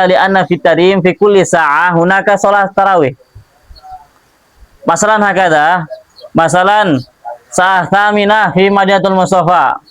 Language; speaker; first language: Arabic; non-native, fluent; Indonesian